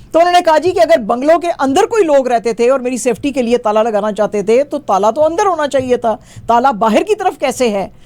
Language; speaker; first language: Urdu; non-native, local second language; Punjabi